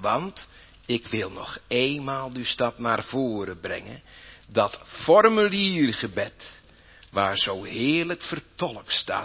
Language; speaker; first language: Dutch; native; Dutch